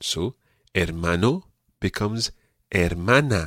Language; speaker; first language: Spanish; non-native, fluent; English